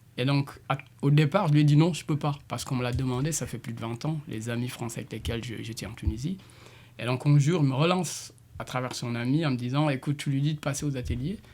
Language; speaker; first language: French; non-native, local second language; Jola-Fonyi